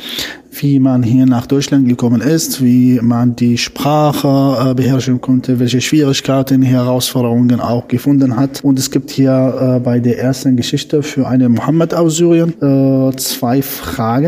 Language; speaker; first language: German; non-native, fluent; Arabic